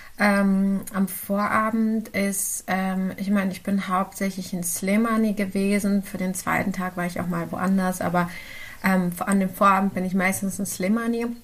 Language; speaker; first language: German; early bilingual, other home language; Central Kurdish